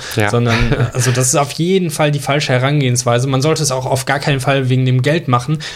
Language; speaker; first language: German; native; German